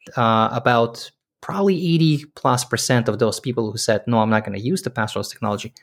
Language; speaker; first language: English; early bilingual, other home language; Russian